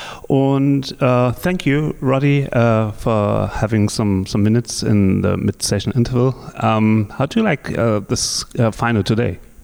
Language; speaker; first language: English; non-native, fluent; German